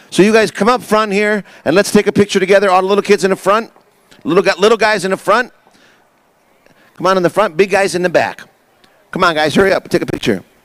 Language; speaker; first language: English; native; English